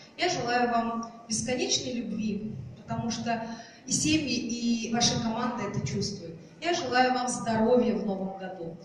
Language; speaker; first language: Russian; non-native, local second language; Tatar